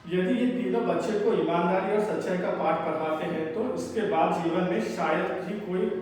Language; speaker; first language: Hindi; non-native, local second language; Telugu